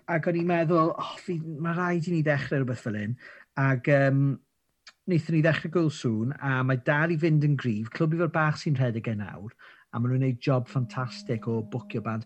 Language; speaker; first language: Welsh; native; Welsh